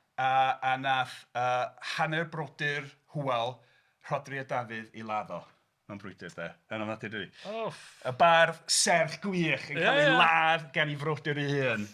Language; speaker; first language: Welsh; native; Welsh